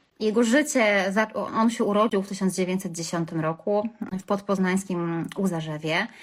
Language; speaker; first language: Polish; native; Polish